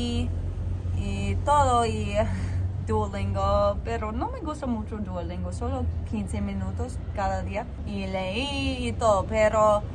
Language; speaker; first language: Spanish; non-native, learner; English